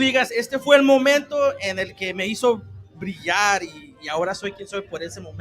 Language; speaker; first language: Spanish; native; Spanish